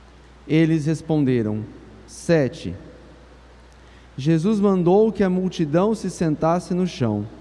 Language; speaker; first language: Portuguese; native; Portuguese